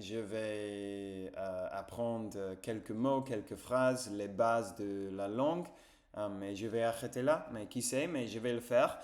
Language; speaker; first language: French; non-native, fluent; English